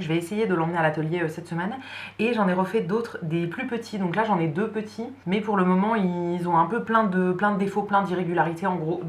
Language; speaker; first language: French; native; French